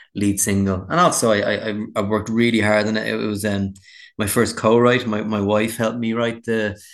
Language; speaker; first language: English; native; English